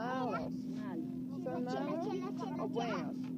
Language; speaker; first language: Spanish; non-native, learner; English